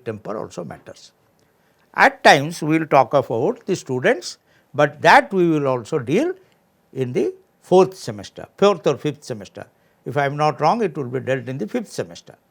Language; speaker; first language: English; non-native, local second language; Odia